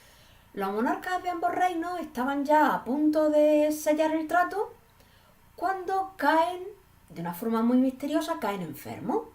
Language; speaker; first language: Spanish; native; Spanish